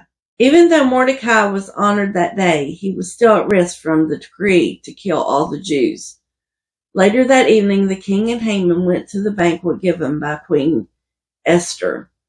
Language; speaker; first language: English; native; English